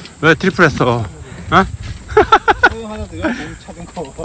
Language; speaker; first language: Korean; native; Korean